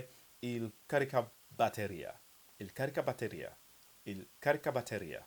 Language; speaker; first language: Italian; non-native, learner; English